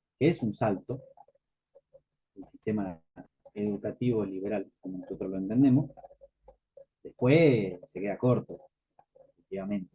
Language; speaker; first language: Spanish; native; Spanish